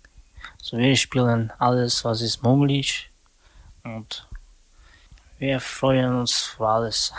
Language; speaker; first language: German; non-native, learner; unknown